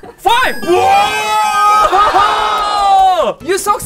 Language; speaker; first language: English; non-native, learner; Korean